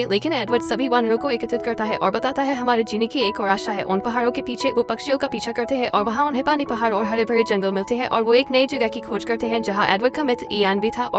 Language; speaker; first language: Hindi; native; Hindi